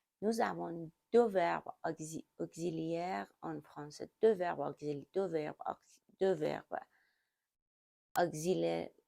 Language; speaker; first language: French; non-native, learner; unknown